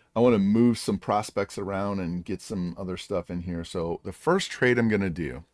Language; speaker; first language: English; native; English